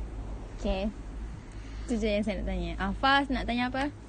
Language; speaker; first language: Malay; native; Malay